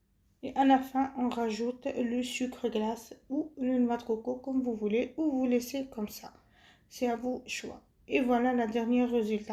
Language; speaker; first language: French; non-native, fluent; Arabic